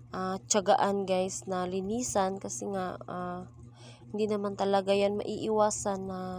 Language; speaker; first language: Filipino; non-native, local second language; Cebuano